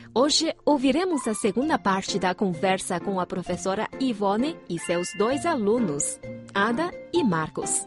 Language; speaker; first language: Portuguese; non-native, fluent; Chinese